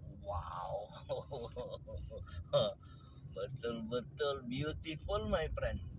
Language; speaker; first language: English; non-native, local second language; Malay